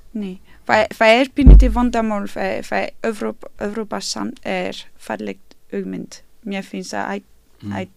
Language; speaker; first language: Icelandic; non-native, fluent; Bosnian